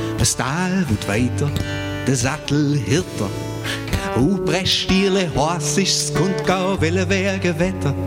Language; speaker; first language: German; native; German